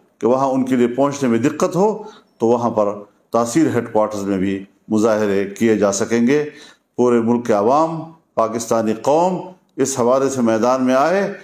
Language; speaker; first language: Urdu; non-native, local second language; Pashto